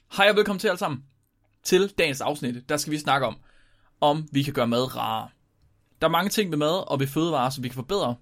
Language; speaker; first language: Danish; native; Danish